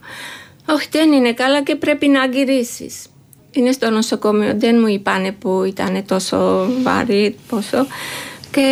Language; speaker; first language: Greek; non-native, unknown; Georgian